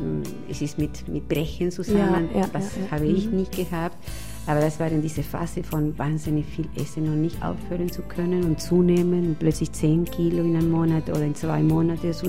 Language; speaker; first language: German; non-native, fluent; Spanish